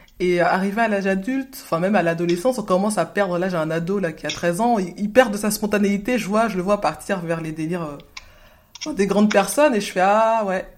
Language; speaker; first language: French; native; French